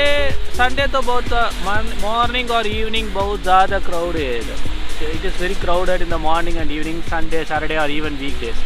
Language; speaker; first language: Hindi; non-native, local second language; Tamil